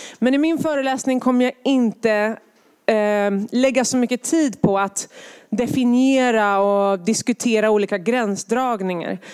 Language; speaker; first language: Swedish; native; Swedish